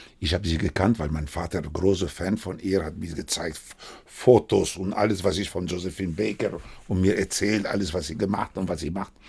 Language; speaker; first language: German; non-native, fluent; Spanish